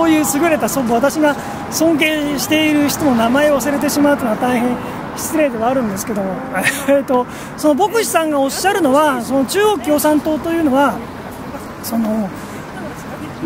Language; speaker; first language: Japanese; native; Japanese